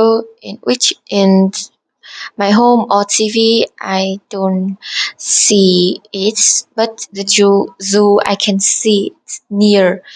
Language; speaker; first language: English; non-native, learner; Vietnamese